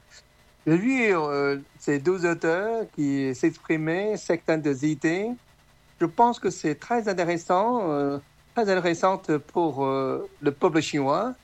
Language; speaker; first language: French; non-native, learner; Chinese